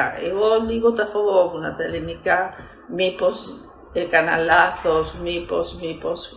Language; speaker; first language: Greek; early bilingual, heritage; Greek